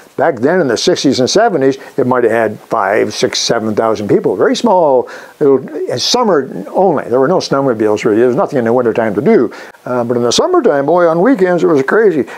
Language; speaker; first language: English; native; English